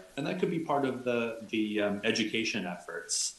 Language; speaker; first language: English; native; English